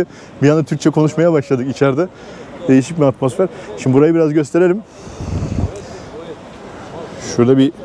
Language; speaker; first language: Turkish; native; Turkish